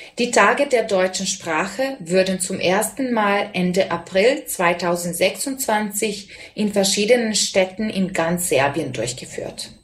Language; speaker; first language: German; non-native, fluent; Serbian